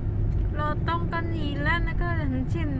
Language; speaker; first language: Chinese; non-native, learner; Indonesian